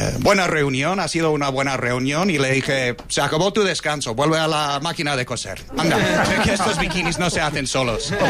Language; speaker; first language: Spanish; non-native, fluent; English